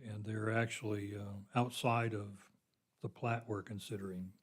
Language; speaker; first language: English; native; English